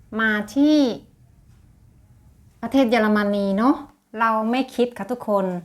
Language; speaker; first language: Thai; native; Thai